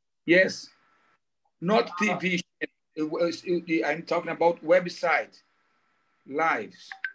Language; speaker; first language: English; non-native, learner; Portuguese